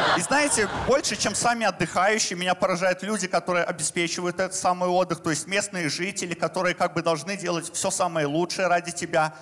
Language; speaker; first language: Russian; native; Russian